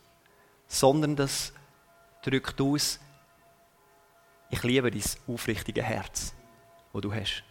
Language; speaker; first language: German; native; German